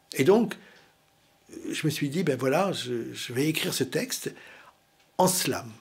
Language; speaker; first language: French; native; French